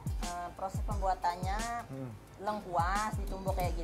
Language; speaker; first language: Indonesian; native; Indonesian